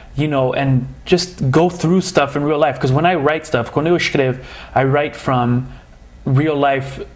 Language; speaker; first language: English; early bilingual, other home language; Portuguese